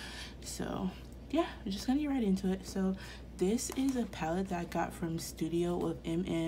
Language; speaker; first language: English; native; English